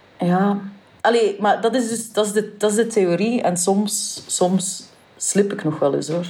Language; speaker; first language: Dutch; native; Dutch